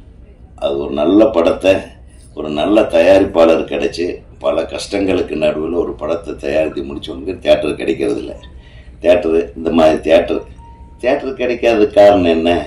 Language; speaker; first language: Tamil; native; Tamil